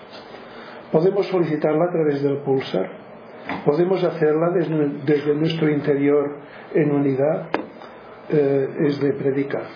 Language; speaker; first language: Spanish; native; Spanish